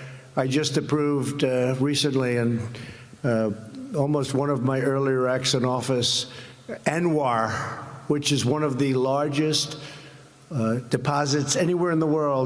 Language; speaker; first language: English; native; English